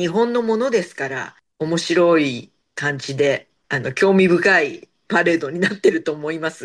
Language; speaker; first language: Japanese; native; Japanese